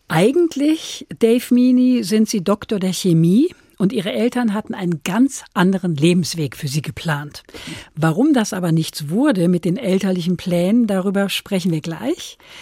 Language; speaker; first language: German; native; German